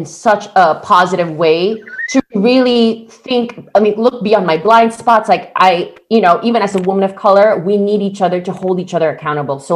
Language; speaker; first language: English; non-native, local second language; Filipino